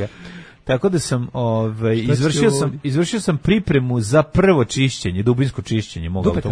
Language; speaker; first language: Serbian; native; Serbian